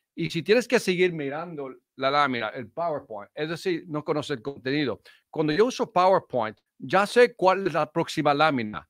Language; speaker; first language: Spanish; early bilingual, heritage; Spanish